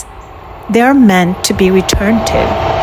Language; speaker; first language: English; native; English